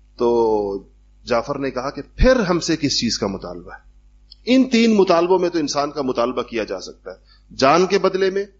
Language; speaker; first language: Urdu; native; Urdu